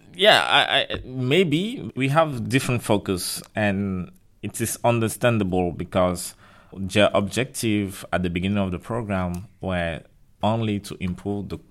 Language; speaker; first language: English; non-native, local second language; French